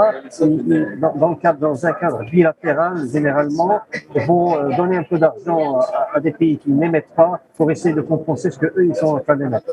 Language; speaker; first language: French; non-native, local second language; Arabic